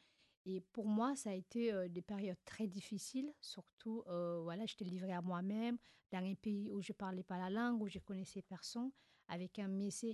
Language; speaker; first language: French; non-native, local second language; Fula